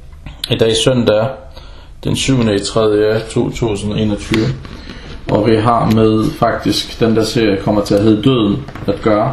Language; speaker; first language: Danish; early bilingual, other home language; Arabic